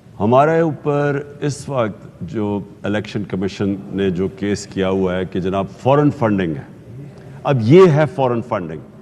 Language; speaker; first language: Urdu; native; Urdu